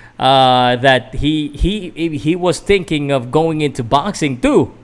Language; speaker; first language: English; non-native, local second language; Filipino